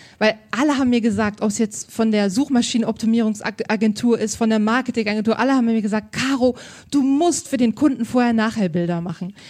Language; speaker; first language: German; native; German